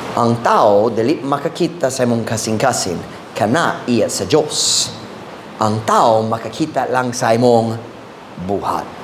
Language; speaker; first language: Cebuano; non-native, fluent; English